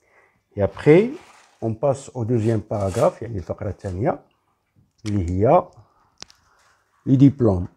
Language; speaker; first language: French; non-native, local second language; Arabic